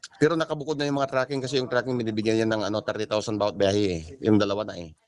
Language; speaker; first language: Filipino; native; Filipino